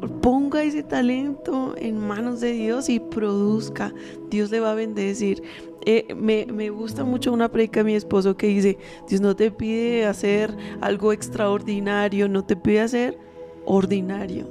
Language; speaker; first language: Spanish; native; Spanish